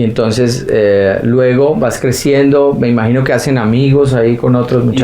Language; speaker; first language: Spanish; native; Spanish